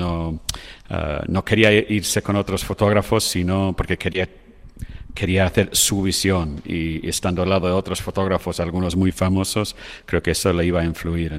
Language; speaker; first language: Spanish; non-native, fluent; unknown